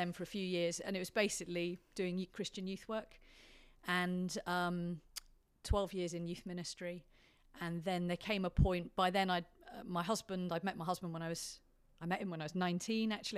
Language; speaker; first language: English; native; English